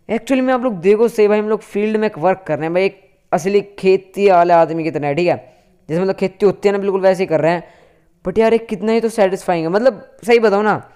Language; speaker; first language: Hindi; native; Hindi